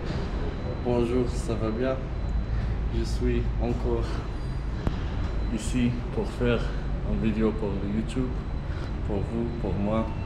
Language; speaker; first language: French; non-native, learner; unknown